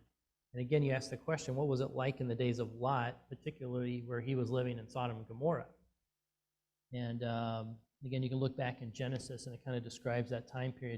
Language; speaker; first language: English; native; English